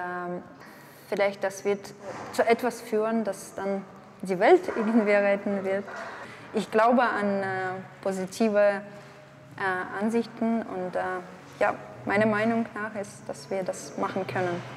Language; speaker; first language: German; non-native, fluent; Russian